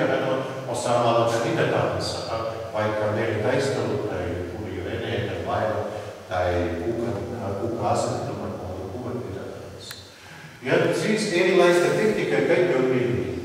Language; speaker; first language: Finnish; non-native, learner; Russian